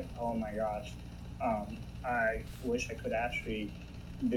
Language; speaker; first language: English; non-native, fluent; Vietnamese